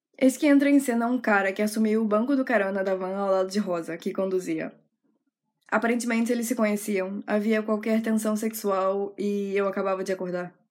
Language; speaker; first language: Portuguese; native; Portuguese